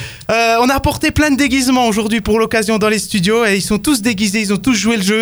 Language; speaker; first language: French; native; French